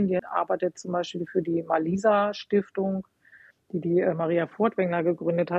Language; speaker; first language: German; native; German